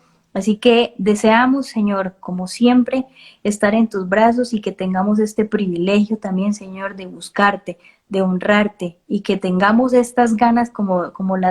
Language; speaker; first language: Spanish; native; Spanish